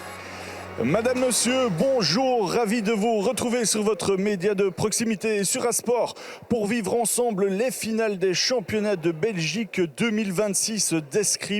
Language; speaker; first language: French; native; French